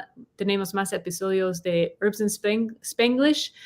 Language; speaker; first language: Spanish; non-native, fluent; English